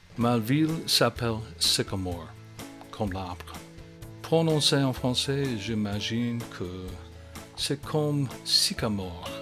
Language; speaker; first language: French; non-native, fluent; English